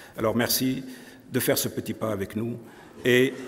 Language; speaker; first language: French; non-native, local second language; Arabic